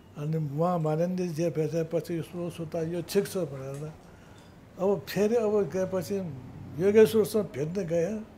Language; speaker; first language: Nepali; non-native, local second language; Newari